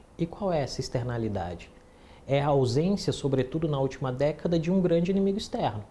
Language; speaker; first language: Portuguese; native; Portuguese